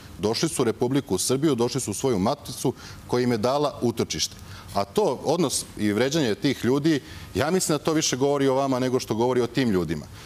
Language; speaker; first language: Serbian; native; Serbian